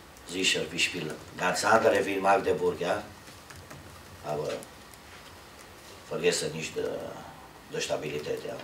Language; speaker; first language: German; non-native, learner; Romanian